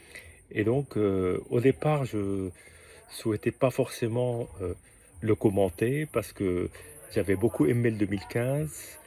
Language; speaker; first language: French; native; French